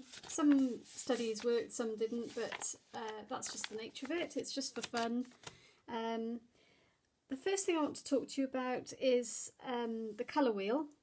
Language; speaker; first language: English; native; English